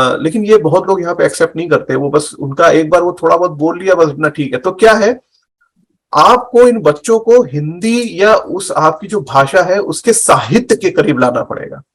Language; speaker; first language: Hindi; native; Hindi